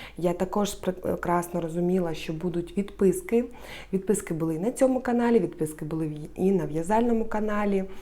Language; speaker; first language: Ukrainian; native; Ukrainian